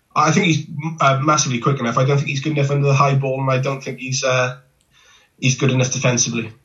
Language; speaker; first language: English; native; English